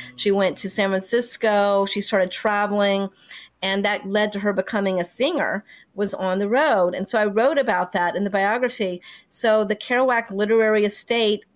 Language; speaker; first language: English; native; English